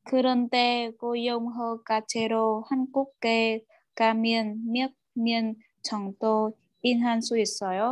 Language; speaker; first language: Korean; non-native, learner; Vietnamese